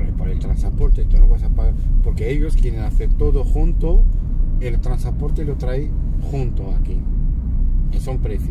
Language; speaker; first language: Spanish; non-native, fluent; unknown